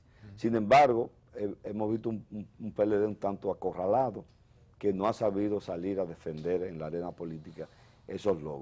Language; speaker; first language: Spanish; native; Spanish